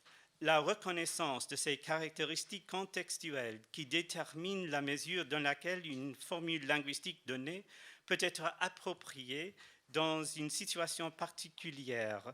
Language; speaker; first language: French; non-native, fluent; English